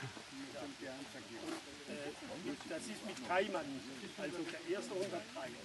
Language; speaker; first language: German; non-native, fluent; French